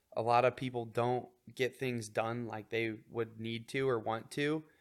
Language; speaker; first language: English; native; English